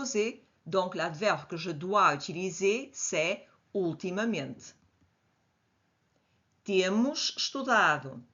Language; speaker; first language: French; non-native, fluent; Portuguese